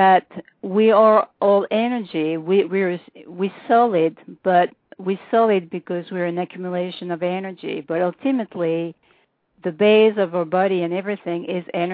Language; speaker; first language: English; non-native, fluent; French